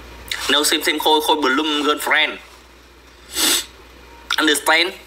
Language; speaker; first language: English; non-native, learner; Vietnamese